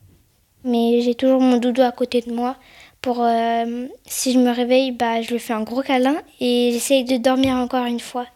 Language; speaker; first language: French; early bilingual, other home language; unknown